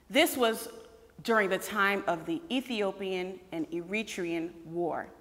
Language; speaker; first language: English; native; English